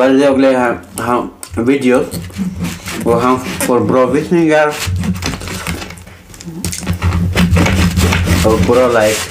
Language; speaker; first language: Swedish; non-native, learner; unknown